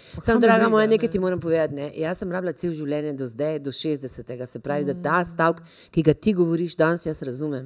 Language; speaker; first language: Slovenian; native; Slovenian